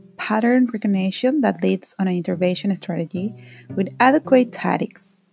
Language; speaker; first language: English; non-native, fluent; Spanish